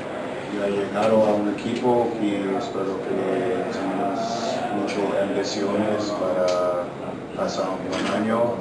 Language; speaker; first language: Spanish; non-native, learner; English